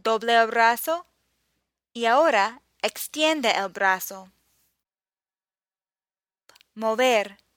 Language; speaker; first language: Spanish; non-native, fluent; English